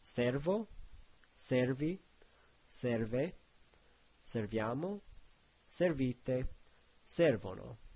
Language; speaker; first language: Italian; non-native, learner; English